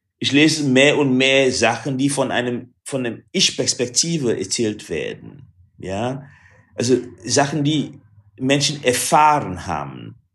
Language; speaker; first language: German; non-native, fluent; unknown